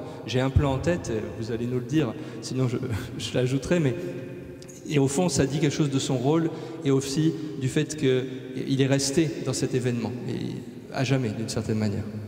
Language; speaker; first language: French; native; French